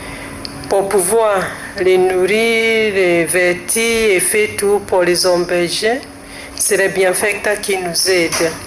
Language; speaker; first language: French; non-native, fluent; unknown